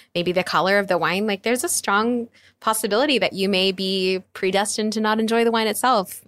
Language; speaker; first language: English; native; English